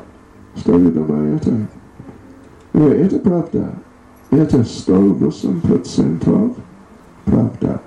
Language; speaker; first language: Russian; non-native, learner; English